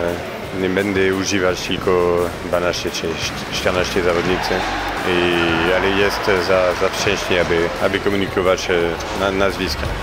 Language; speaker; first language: Polish; non-native, learner; French